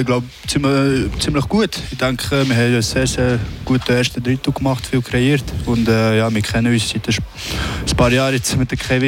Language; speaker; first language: German; non-native, local second language; French